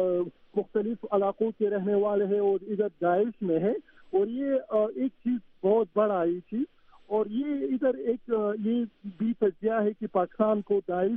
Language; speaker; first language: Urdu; non-native, fluent; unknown